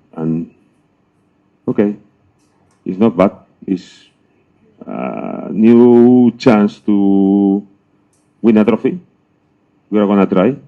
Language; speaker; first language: English; non-native, learner; Spanish